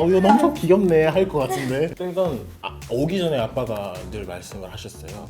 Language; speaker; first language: Korean; non-native, fluent; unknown